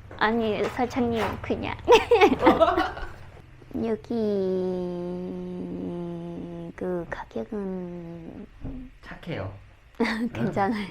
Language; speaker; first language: Korean; non-native, learner; Vietnamese